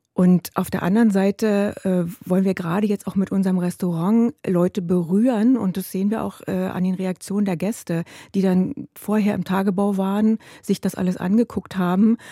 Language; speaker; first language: German; native; German